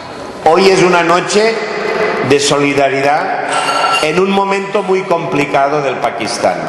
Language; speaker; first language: Spanish; non-native, local second language; Catalan